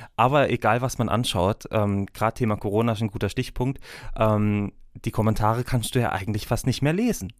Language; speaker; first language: German; native; German